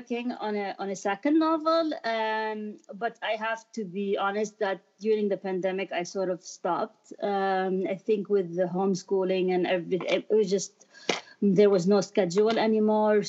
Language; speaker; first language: English; non-native, fluent; Arabic